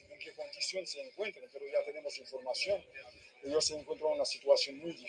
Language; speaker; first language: Spanish; non-native, fluent; Haitian Creole